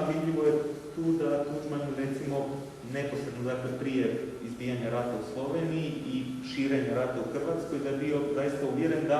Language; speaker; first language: Croatian; native; Croatian